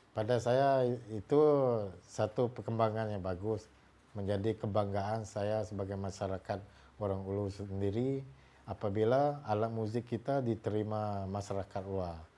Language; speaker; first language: Malay; non-native, local second language; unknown